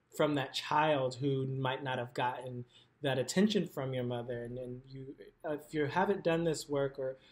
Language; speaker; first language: English; native; English